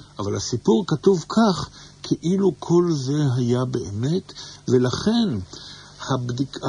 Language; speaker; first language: Hebrew; native; Hebrew